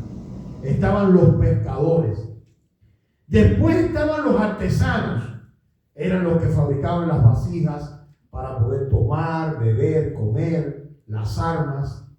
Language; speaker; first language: Spanish; native; Spanish